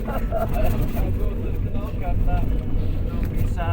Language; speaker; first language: Indonesian; non-native, fluent; Turkish